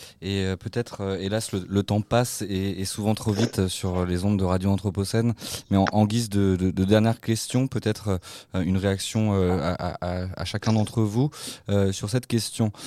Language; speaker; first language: French; native; French